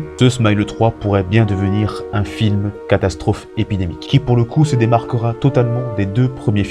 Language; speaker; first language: French; native; French